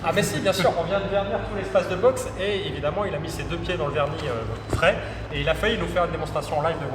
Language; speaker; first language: French; native; French